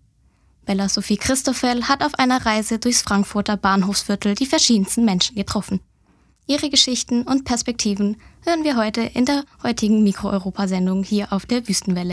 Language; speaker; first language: German; native; German